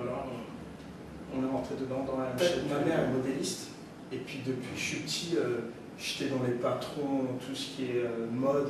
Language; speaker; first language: French; early bilingual, other home language; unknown